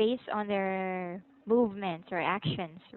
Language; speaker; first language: English; non-native, local second language; Filipino